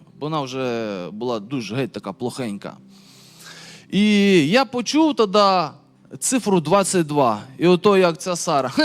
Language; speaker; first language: Ukrainian; non-native, local second language; Russian